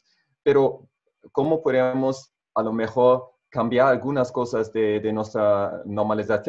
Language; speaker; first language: Spanish; non-native, fluent; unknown